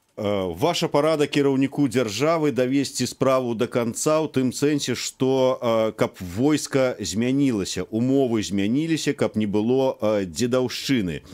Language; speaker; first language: Belarusian; native; Belarusian